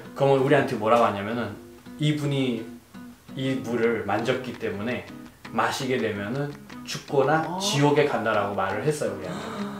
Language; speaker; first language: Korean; non-native, fluent; Nepali